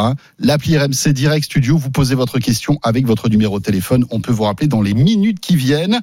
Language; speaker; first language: French; native; French